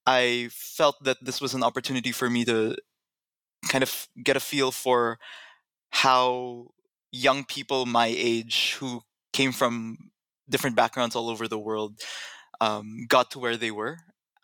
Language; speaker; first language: English; non-native, local second language; Filipino